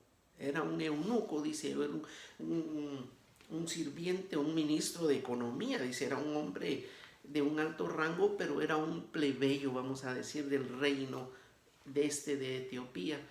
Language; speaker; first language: Spanish; native; Spanish